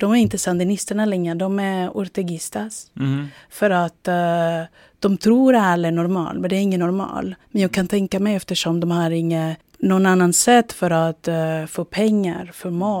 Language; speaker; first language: Swedish; non-native, fluent; Spanish